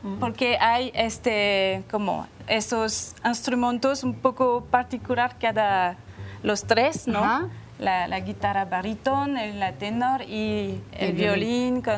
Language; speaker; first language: Spanish; non-native, learner; French